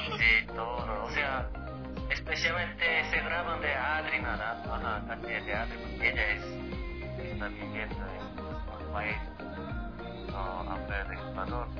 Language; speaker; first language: Spanish; non-native, fluent; Korean